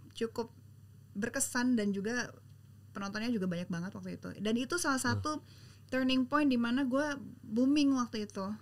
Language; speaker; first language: Indonesian; native; Indonesian